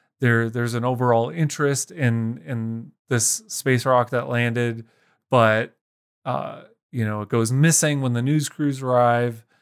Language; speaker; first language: English; native; English